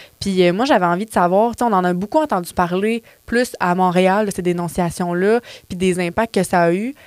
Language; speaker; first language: French; native; French